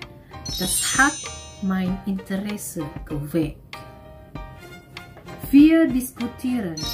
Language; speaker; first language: German; non-native, fluent; Indonesian